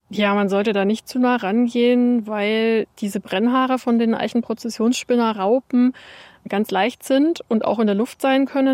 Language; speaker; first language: German; native; German